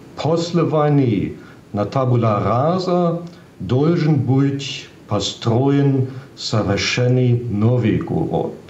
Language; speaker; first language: Russian; non-native, fluent; German